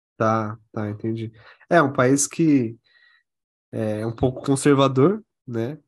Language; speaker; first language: Portuguese; native; Portuguese